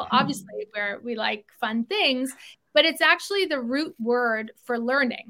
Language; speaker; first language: English; native; English